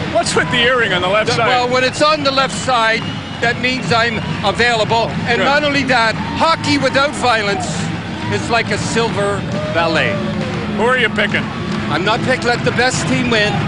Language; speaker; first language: English; native; English